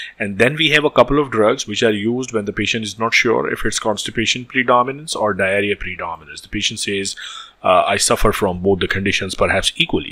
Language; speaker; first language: English; non-native, local second language; Hindi